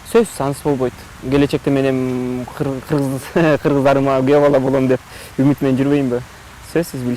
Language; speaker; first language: Kyrgyz; non-native, local second language; Russian